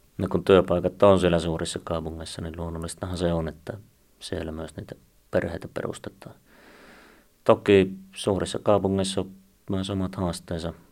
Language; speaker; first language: Finnish; native; Finnish